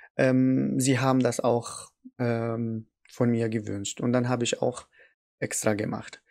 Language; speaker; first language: German; non-native, learner; Arabic